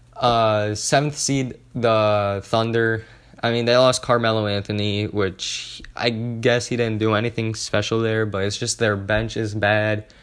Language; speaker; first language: English; native; English